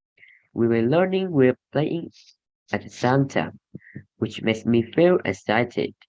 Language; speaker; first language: English; non-native, learner; Vietnamese